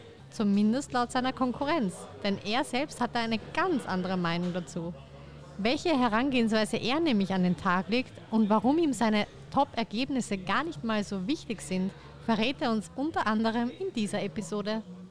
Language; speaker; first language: German; native; German